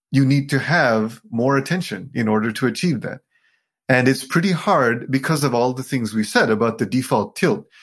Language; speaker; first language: English; non-native, local second language; Sinhala